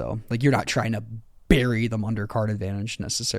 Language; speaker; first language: English; native; English